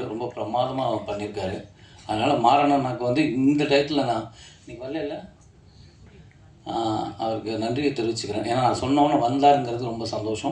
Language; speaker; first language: Tamil; native; Tamil